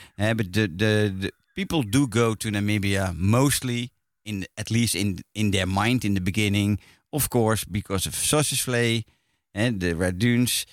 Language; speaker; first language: English; non-native, fluent; Dutch